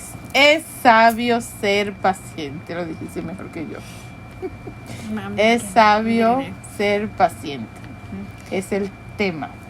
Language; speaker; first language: Spanish; early bilingual, heritage; Spanish